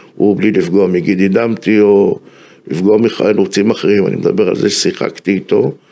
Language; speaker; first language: Hebrew; native; Hebrew